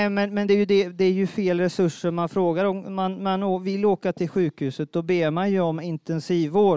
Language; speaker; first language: Swedish; native; Swedish